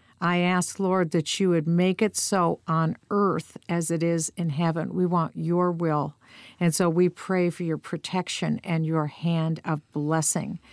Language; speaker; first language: English; native; English